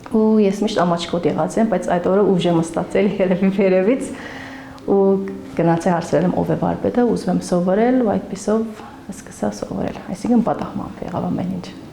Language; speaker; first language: Armenian; early bilingual, heritage; Armenian